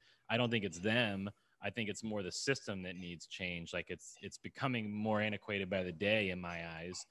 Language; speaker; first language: English; native; English